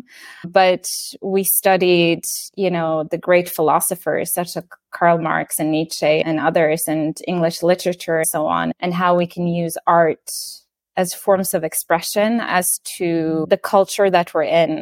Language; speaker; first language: English; non-native, fluent; Norwegian